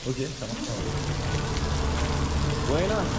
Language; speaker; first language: Spanish; non-native, learner; French